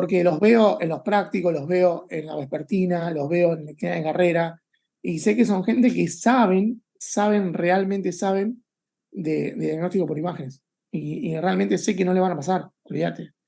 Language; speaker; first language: Spanish; native; Spanish